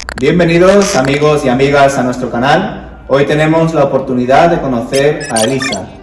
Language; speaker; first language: Spanish; native; Spanish